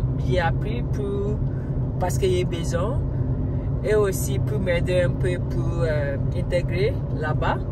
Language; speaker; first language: French; non-native, learner; Akan